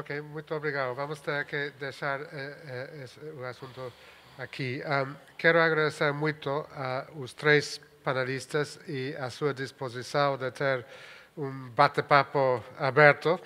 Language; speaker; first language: Portuguese; non-native, fluent; Spanish